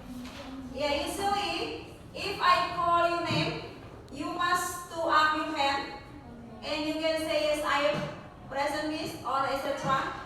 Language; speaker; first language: English; non-native, learner; Indonesian